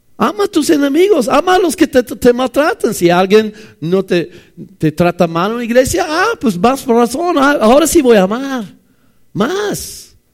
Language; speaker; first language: Spanish; non-native, fluent; English